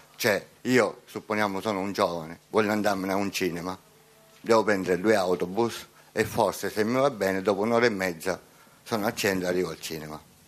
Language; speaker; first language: Italian; native; Italian